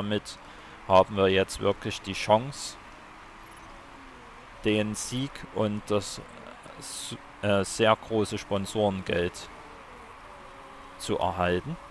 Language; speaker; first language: German; native; German